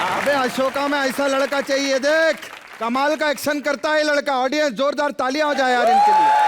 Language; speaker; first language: Hindi; native; Hindi